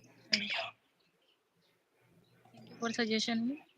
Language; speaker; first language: English; non-native, learner; Hindi